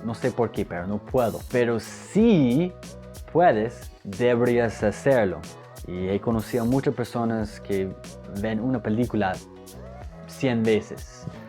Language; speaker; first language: Spanish; non-native, fluent; English